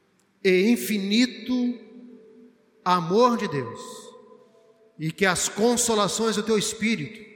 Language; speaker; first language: Portuguese; native; Portuguese